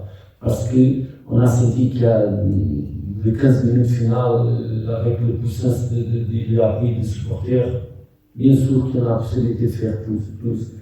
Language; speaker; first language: French; non-native, fluent; Portuguese